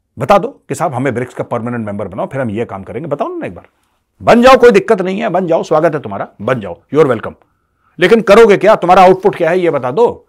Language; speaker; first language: Hindi; native; Hindi